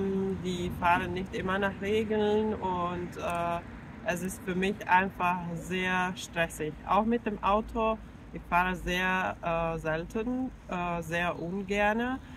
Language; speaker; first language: German; non-native, fluent; Finnish